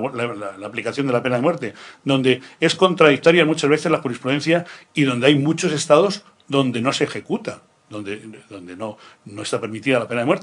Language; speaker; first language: Spanish; native; Spanish